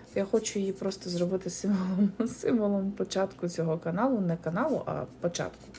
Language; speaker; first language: Ukrainian; non-native, local second language; Russian